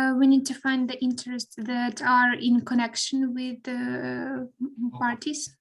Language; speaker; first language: English; non-native, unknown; Ukrainian